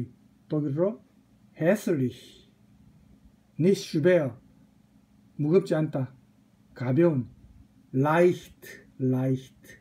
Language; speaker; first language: German; non-native, fluent; Korean